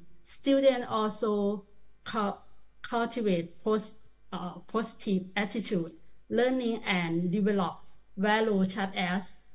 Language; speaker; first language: English; non-native, learner; Thai